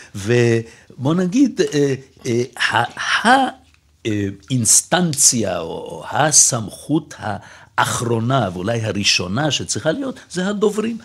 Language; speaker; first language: Hebrew; native; Hebrew